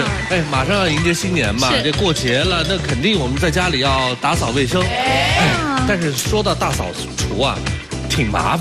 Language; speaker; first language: Chinese; native; Chinese